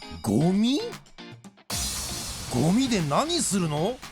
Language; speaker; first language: Japanese; native; Japanese